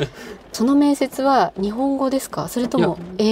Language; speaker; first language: Japanese; native; Japanese